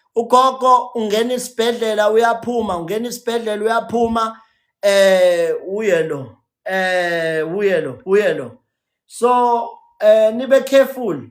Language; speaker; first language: Zulu; native; Zulu